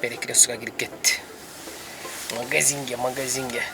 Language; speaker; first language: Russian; non-native, local second language; Kyrgyz